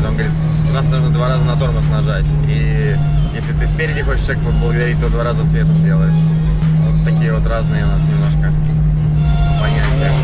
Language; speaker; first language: Russian; native; Russian